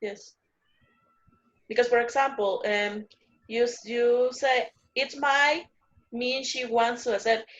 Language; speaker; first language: English; non-native, learner; Spanish